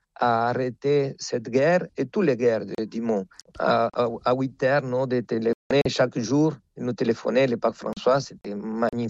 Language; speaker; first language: French; non-native, fluent; Spanish